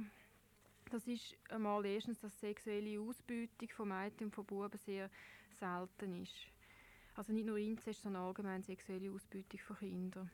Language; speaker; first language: German; native; German